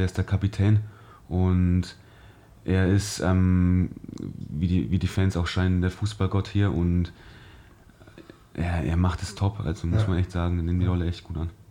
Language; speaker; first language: German; native; German